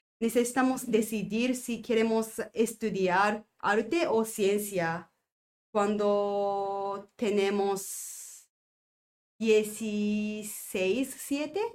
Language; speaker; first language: Spanish; non-native, learner; Japanese